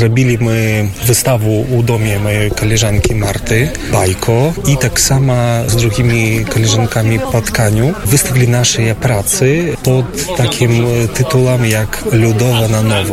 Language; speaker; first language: Polish; non-native, local second language; Ukrainian